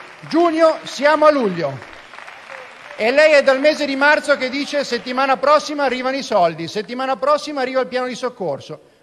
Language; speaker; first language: Italian; native; Italian